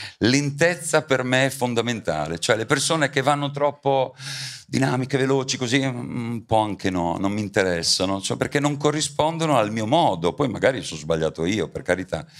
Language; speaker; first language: Italian; native; Italian